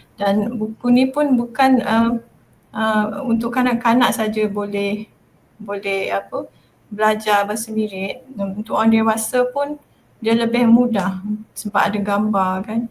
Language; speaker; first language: Malay; non-native, local second language; Māori